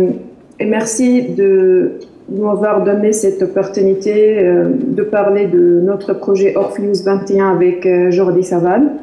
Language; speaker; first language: French; non-native, fluent; Arabic